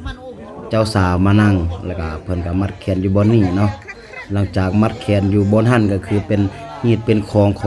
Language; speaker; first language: Thai; non-native, local second language; Lao